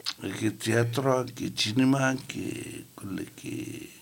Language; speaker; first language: Italian; non-native, learner; Arabic